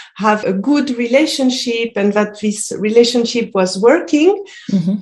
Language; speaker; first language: English; non-native, fluent; French